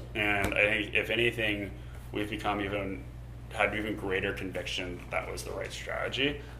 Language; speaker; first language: English; native; English